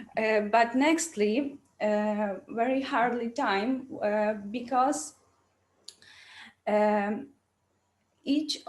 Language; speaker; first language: English; non-native, learner; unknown